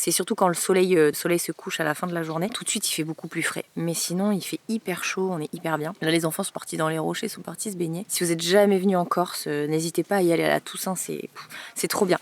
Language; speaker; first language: French; native; French